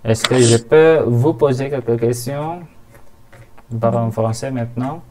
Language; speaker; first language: French; non-native, fluent; Indonesian